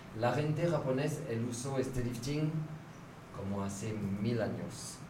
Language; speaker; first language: Spanish; non-native, learner; French